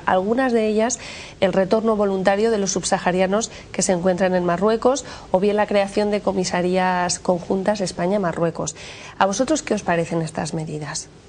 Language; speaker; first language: Spanish; native; Spanish